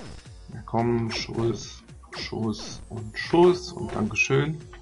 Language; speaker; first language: German; native; German